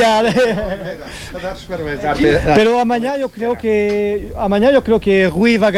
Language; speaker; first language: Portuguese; non-native, learner; French